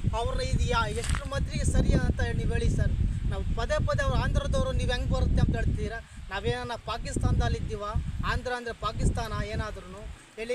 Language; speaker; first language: Kannada; non-native, local second language; Telugu